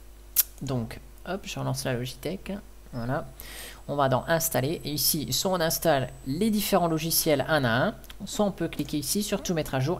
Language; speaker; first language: French; native; French